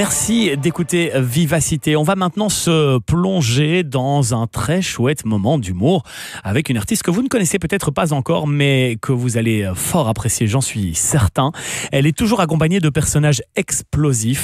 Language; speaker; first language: French; native; French